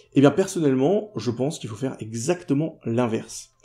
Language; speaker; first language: French; native; French